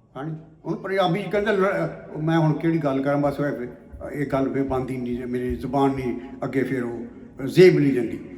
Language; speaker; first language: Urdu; non-native, local second language; Punjabi